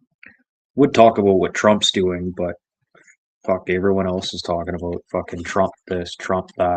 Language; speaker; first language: English; native; English